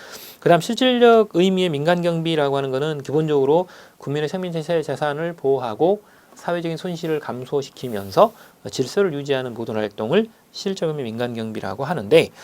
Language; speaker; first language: Korean; native; Korean